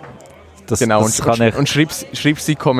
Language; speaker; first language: German; native; German